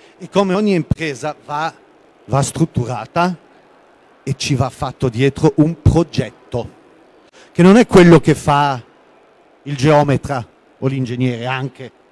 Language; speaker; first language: Italian; non-native, local second language; German